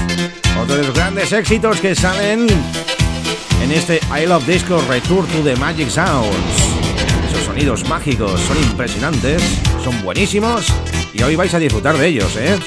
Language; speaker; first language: Spanish; native; Spanish